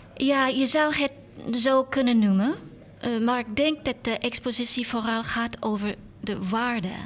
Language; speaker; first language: Dutch; non-native, learner; English